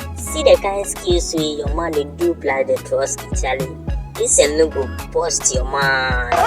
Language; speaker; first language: Nigerian Pidgin; non-native, local second language; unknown